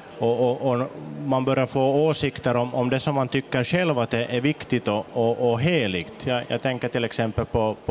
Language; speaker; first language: Swedish; native; Swedish